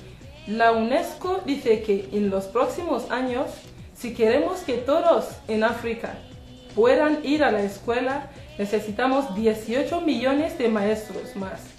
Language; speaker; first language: Spanish; non-native, fluent; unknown